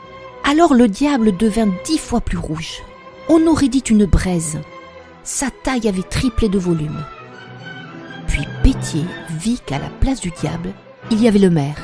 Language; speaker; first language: French; native; French